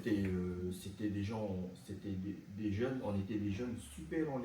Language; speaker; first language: French; native; French